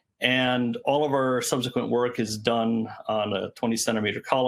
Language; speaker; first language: English; native; English